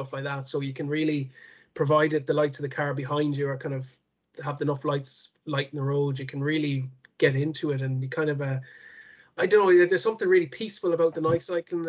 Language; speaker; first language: English; native; English